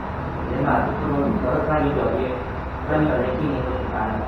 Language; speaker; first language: Chinese; native; Chinese